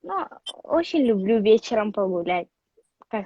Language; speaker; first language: Russian; non-native, local second language; Yakut